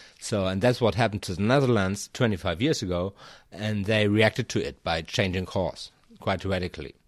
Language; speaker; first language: English; non-native, fluent; German